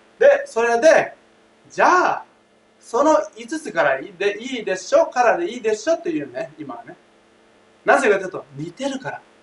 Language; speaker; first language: Japanese; non-native, fluent; Thai